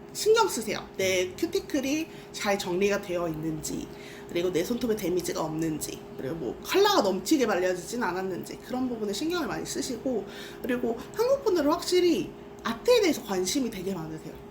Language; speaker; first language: Korean; native; Korean